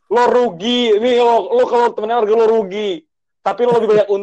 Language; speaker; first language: Indonesian; native; Indonesian